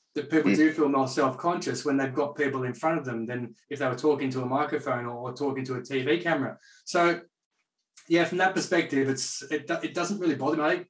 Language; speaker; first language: English; native; English